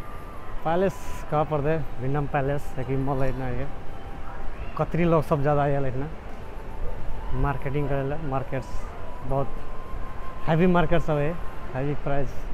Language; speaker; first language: Hindi; non-native, local second language; Maithili